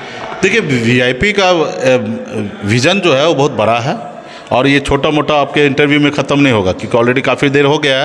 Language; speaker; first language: Hindi; native; Hindi